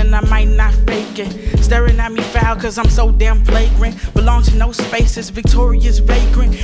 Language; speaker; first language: English; native; English